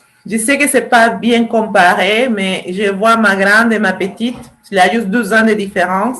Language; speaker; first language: French; non-native, fluent; Spanish